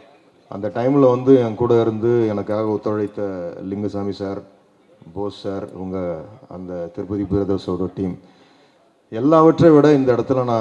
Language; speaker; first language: Tamil; native; Tamil